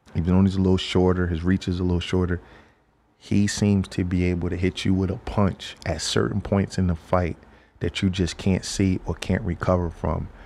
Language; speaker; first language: English; native; English